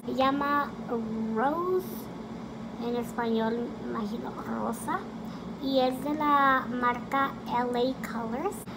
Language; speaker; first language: Spanish; early bilingual, heritage; Spanish